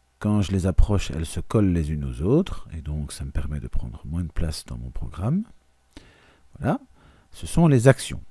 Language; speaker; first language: French; native; French